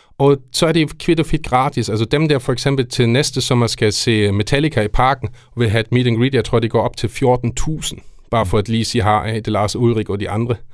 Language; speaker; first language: Danish; non-native, fluent; German